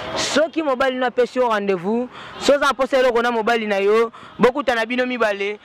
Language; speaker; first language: Lingala; native; Lingala